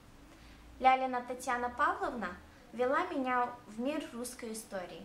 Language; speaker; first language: Russian; early bilingual, heritage; Russian